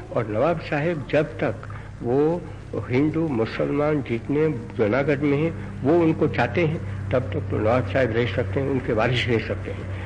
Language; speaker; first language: Hindi; non-native, local second language; Gujarati